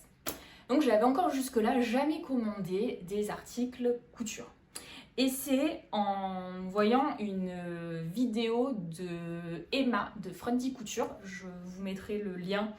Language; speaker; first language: French; native; French